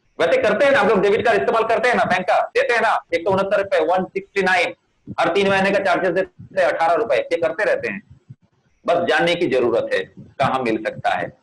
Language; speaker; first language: Hindi; non-native, local second language; Bangla